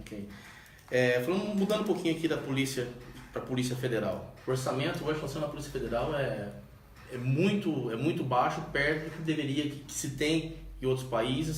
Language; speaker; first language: Portuguese; native; Portuguese